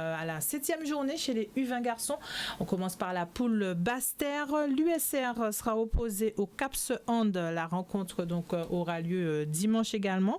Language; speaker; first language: French; native; French